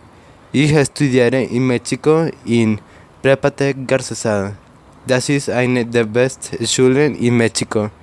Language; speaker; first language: German; non-native, learner; Spanish